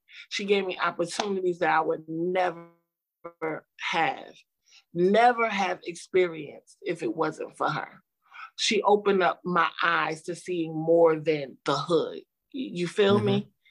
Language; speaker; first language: English; native; English